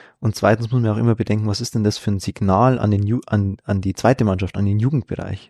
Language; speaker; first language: German; native; German